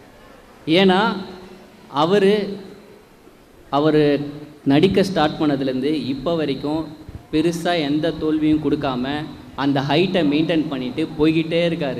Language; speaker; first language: Tamil; native; Tamil